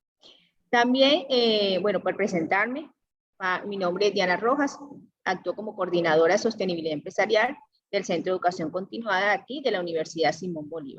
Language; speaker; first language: Spanish; native; Spanish